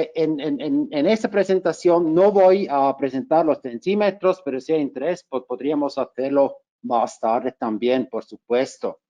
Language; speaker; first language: Spanish; non-native, fluent; German